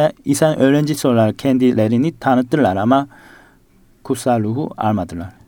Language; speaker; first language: Turkish; non-native, fluent; Korean